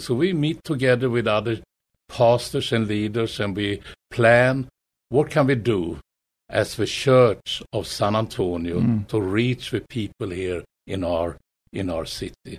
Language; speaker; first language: English; non-native, fluent; Swedish